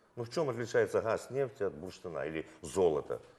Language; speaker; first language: Russian; non-native, local second language; Ukrainian